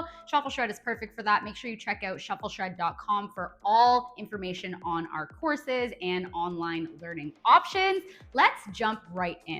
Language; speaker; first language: English; native; English